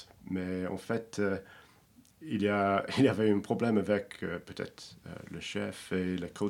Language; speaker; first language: French; non-native, fluent; English